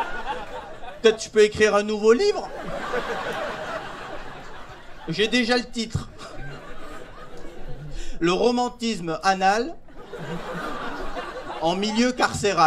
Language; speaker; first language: French; native; French